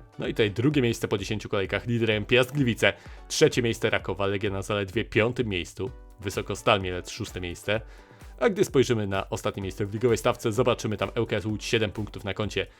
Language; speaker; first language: Polish; native; Polish